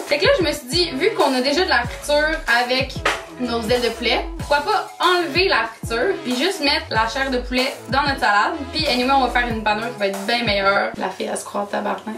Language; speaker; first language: French; native; French